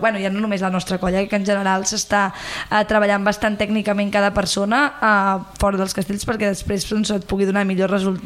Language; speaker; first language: Catalan; native; Catalan